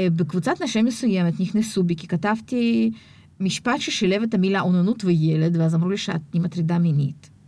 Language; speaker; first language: Hebrew; early bilingual, other home language; Russian